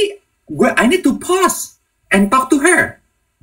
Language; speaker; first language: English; non-native, fluent; Indonesian